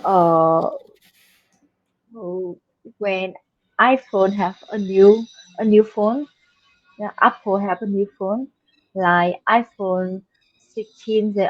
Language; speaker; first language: English; non-native, learner; Vietnamese